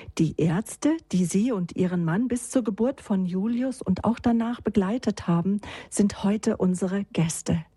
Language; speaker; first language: German; native; German